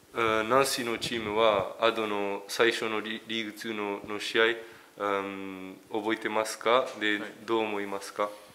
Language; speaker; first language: Japanese; early bilingual, heritage; French